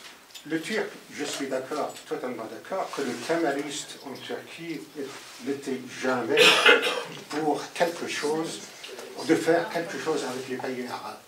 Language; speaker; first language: French; non-native, fluent; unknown